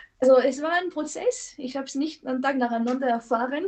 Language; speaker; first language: German; non-native, fluent; French